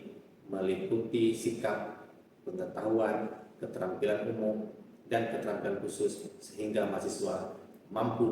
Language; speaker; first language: Indonesian; native; Indonesian